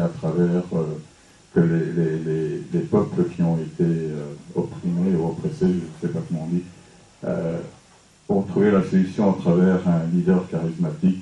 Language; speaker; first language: French; non-native, fluent; English